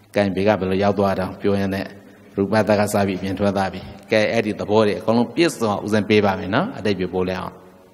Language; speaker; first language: Burmese; native; Burmese